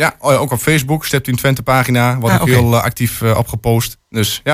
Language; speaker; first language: Dutch; native; Dutch